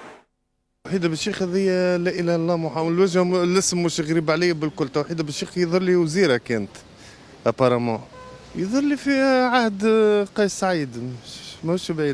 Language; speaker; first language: Arabic; native; Arabic